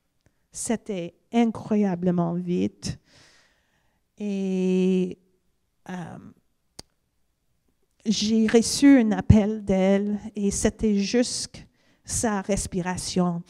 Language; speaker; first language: French; non-native, fluent; English